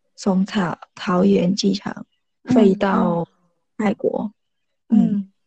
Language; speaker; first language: Chinese; non-native, fluent; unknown